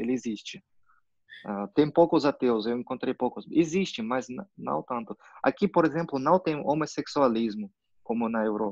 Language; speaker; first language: Portuguese; non-native, fluent; Russian